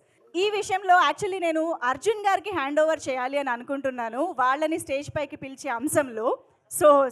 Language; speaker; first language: Telugu; native; Telugu